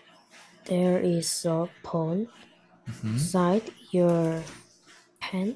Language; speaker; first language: English; non-native, learner; Korean